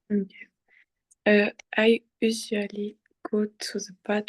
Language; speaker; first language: English; non-native, learner; French